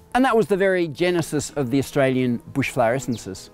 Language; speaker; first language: English; native; English